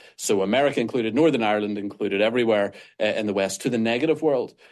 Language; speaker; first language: English; native; English